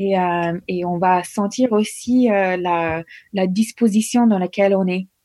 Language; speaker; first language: French; non-native, fluent; English